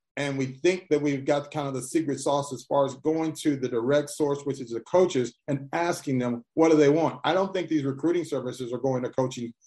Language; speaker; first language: English; native; English